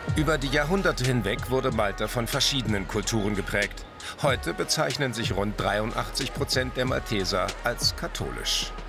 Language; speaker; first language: German; native; German